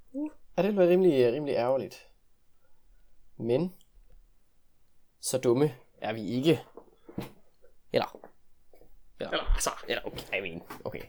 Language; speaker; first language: Danish; native; Danish